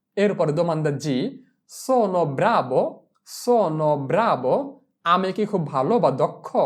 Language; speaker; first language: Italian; non-native, fluent; Bangla